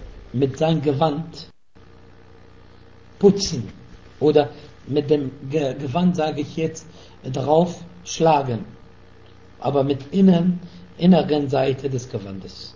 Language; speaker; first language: German; non-native, fluent; Arabic